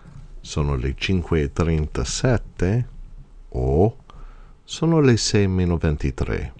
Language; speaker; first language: Italian; non-native, fluent; English